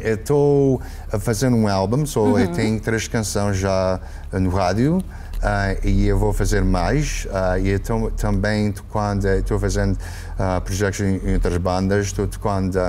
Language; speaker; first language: Portuguese; early bilingual, heritage; English